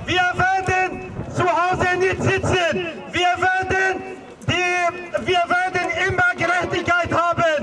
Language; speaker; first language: German; non-native, fluent; Kurdish